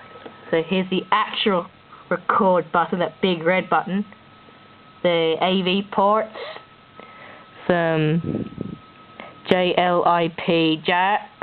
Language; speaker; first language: English; native; English